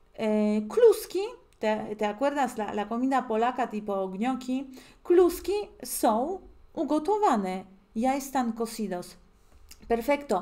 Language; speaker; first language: Spanish; non-native, fluent; Polish